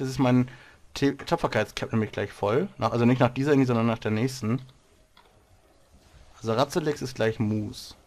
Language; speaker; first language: German; native; German